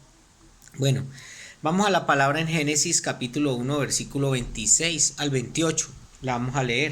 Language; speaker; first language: Spanish; native; Spanish